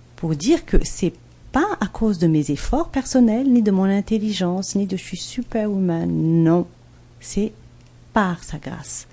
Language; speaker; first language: French; non-native, local second language; Malagasy